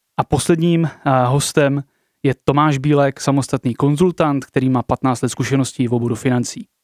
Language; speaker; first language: Czech; native; Czech